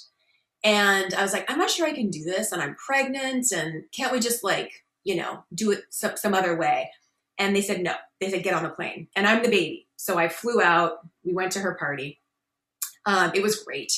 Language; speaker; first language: English; native; English